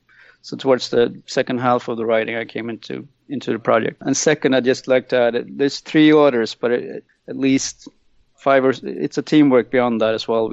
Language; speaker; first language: English; non-native, fluent; Swedish